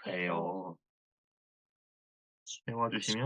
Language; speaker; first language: Korean; non-native, learner; Thai